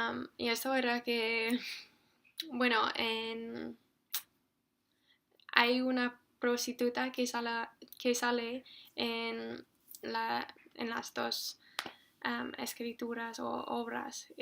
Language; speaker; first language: Spanish; non-native, fluent; English